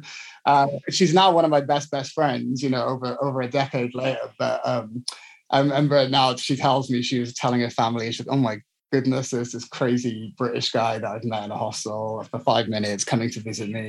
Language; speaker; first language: English; native; English